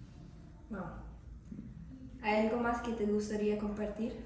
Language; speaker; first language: Spanish; non-native, learner; English